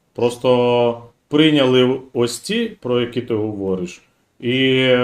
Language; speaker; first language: Ukrainian; non-native, local second language; Russian